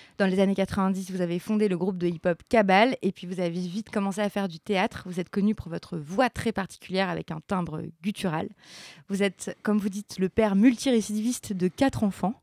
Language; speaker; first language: French; native; French